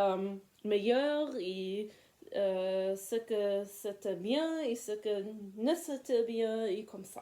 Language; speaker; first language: French; non-native, fluent; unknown